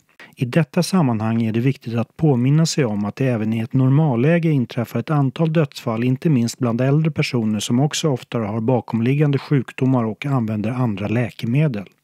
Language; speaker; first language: Swedish; native; Swedish